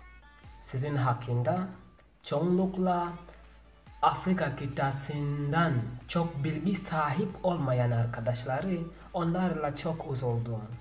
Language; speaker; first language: Turkish; non-native, learner; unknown